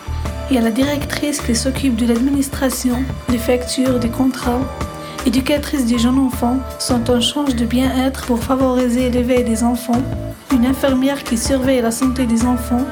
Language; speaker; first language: French; non-native, local second language; Arabic